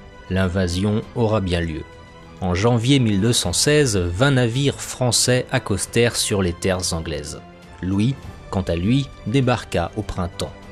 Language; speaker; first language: French; native; French